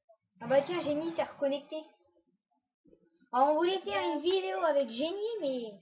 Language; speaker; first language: French; native; French